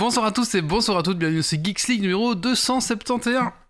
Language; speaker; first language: French; native; French